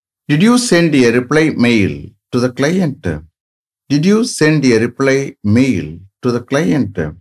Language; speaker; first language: English; non-native, local second language; Tamil